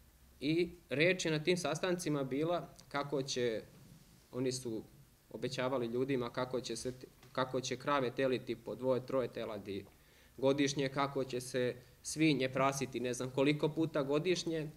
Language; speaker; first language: Serbian; native; Serbian